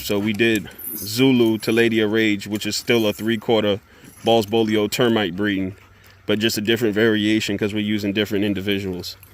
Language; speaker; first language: English; native; English